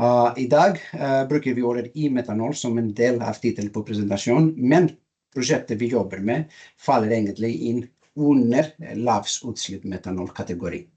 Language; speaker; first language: Norwegian; non-native, learner; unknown